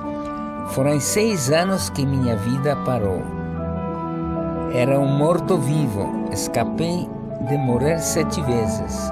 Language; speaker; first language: Portuguese; non-native, fluent; Polish